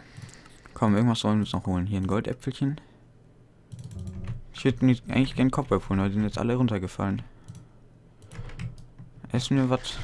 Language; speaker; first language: German; native; German